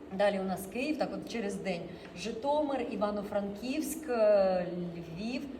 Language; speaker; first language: Ukrainian; non-native, local second language; Russian